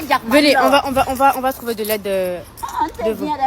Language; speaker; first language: French; native; French